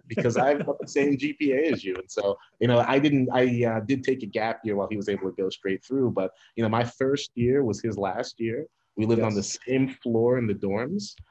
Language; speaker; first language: English; native; English